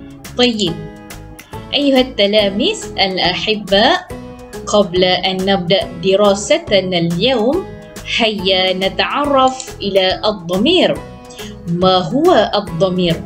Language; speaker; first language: Arabic; non-native, fluent; Malay